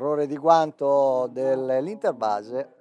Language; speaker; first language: Italian; native; Italian